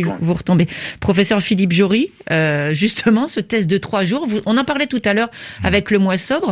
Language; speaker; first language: French; native; French